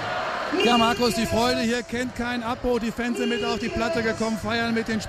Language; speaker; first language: German; native; German